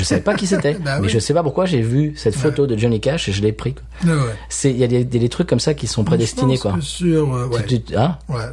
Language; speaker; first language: French; native; French